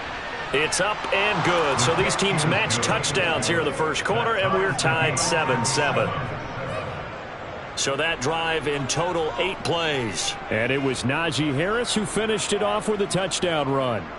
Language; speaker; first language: English; native; English